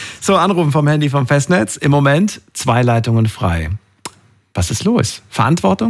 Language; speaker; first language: German; native; German